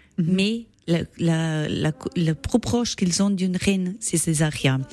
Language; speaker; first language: French; non-native, learner; Portuguese